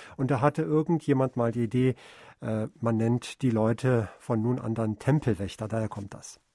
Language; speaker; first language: German; native; German